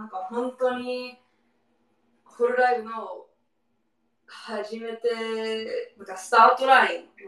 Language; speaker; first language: Japanese; non-native, learner; English